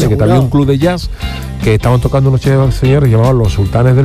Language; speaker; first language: Spanish; native; Spanish